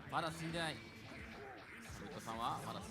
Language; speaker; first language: Japanese; native; Japanese